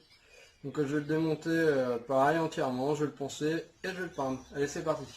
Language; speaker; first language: French; native; French